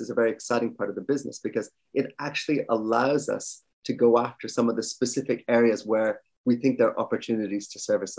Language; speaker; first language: English; native; English